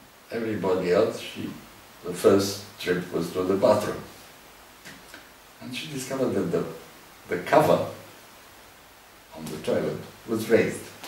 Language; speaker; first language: English; non-native, fluent; Romanian